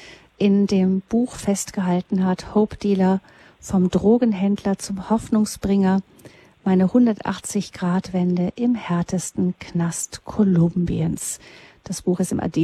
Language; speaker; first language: German; native; German